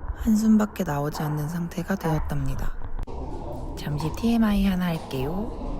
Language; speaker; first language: Korean; native; Korean